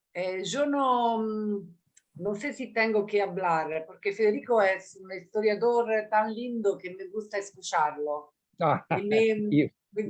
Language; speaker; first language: Spanish; non-native, learner; Italian